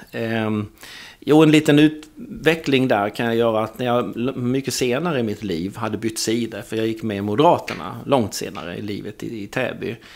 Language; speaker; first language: Swedish; native; Swedish